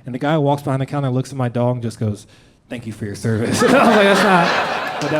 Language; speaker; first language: English; native; English